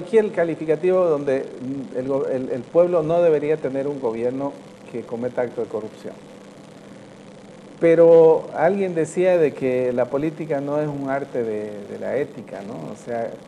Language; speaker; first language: Spanish; native; Spanish